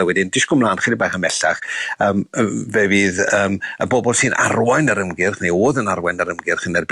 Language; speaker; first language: Welsh; native; Welsh